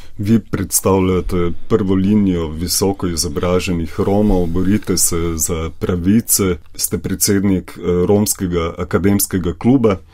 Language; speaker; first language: Slovenian; native; Slovenian